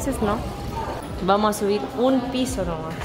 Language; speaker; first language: Spanish; native; Spanish